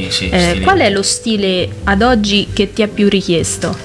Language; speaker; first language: Italian; native; Italian